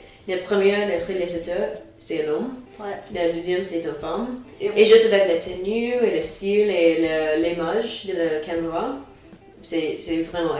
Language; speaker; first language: French; non-native, fluent; English